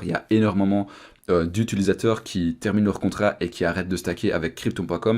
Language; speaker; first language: French; native; French